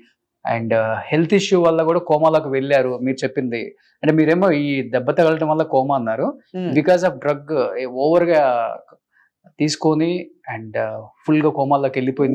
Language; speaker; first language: Telugu; native; Telugu